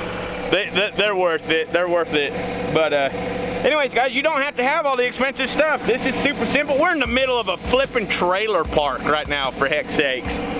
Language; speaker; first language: English; native; English